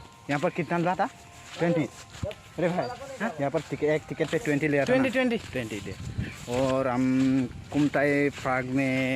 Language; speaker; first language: Hindi; non-native, local second language; Assamese